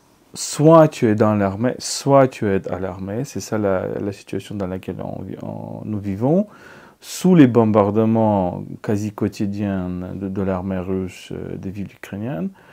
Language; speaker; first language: French; non-native, fluent; Ukrainian